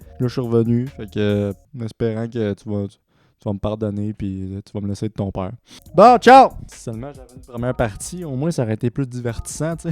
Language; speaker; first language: French; native; French